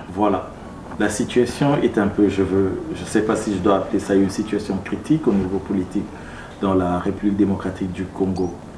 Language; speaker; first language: French; non-native, local second language; Lingala